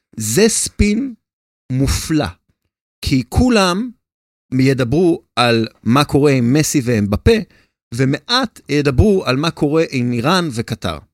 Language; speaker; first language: Hebrew; native; Hebrew